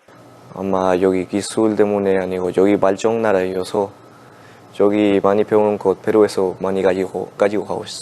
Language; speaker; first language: Korean; non-native, learner; Spanish